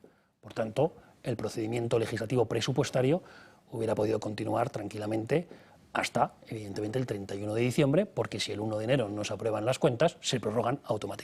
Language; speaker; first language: Spanish; native; Spanish